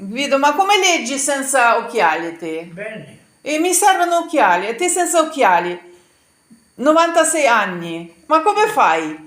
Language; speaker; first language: Italian; non-native, learner; Ukrainian